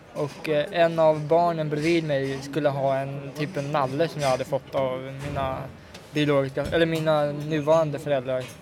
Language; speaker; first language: Swedish; early bilingual, other home language; Russian